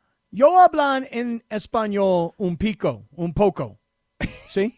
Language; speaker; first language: Spanish; non-native, learner; English